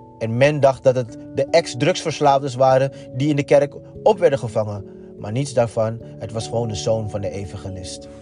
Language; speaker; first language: Dutch; native; Dutch